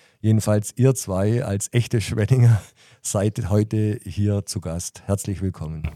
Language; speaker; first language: German; native; German